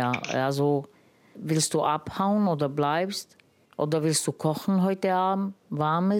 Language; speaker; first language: German; non-native, learner; Romany